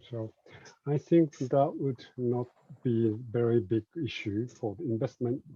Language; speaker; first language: English; non-native, fluent; Japanese